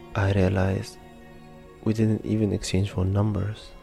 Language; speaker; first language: English; non-native, fluent; Arabic